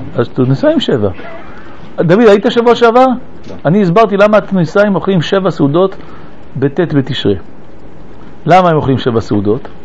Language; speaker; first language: Hebrew; early bilingual, other home language; French